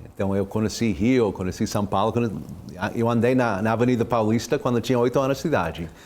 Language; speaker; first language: Portuguese; non-native, fluent; English